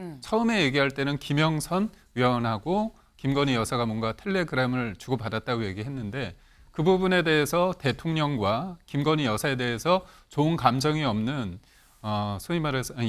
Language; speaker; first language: Korean; native; Korean